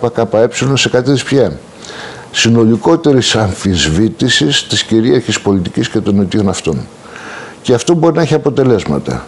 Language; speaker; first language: Greek; native; Greek